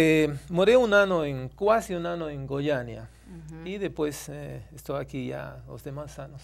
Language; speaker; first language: Portuguese; non-native, fluent; Spanish